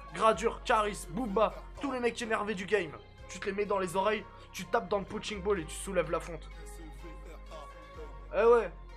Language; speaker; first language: French; native; French